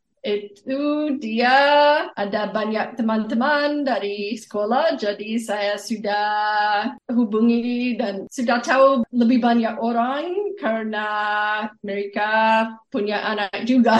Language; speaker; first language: Indonesian; non-native, fluent; English